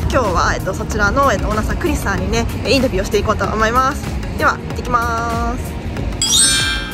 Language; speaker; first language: Japanese; native; Japanese